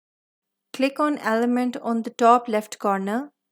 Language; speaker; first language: English; non-native, local second language; Hindi